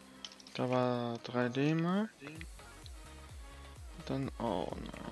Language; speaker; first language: German; native; German